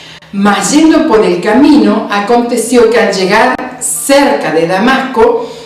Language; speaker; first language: Spanish; native; Spanish